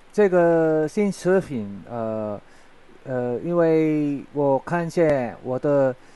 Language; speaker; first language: Chinese; non-native, learner; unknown